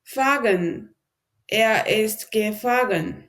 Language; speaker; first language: German; non-native, learner; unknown